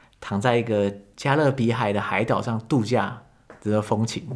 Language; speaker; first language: Chinese; native; Chinese